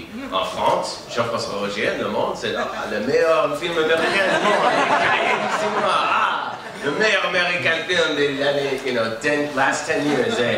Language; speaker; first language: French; non-native, learner; English